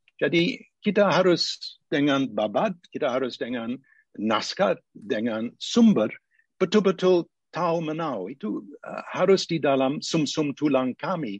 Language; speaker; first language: Indonesian; non-native, fluent; English